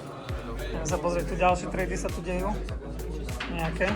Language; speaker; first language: Slovak; native; Slovak